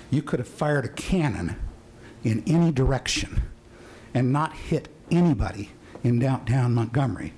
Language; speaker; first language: English; native; English